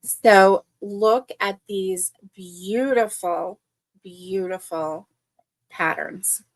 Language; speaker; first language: English; native; English